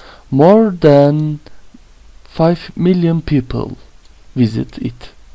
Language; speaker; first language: English; non-native, fluent; Turkish